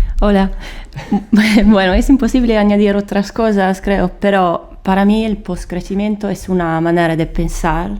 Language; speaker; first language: Spanish; non-native, fluent; Italian